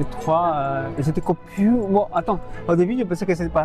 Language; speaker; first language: French; non-native, fluent; Spanish